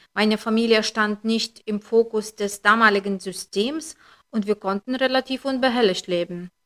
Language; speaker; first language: German; non-native, fluent; Lithuanian